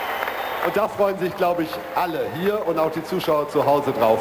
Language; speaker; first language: German; native; German